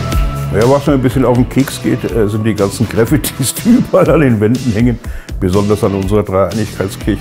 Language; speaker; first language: German; native; German